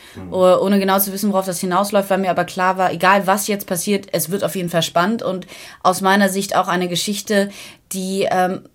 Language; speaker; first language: German; native; German